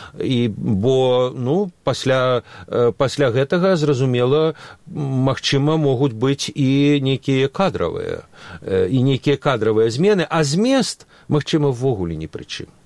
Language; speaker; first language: Belarusian; non-native, local second language; Russian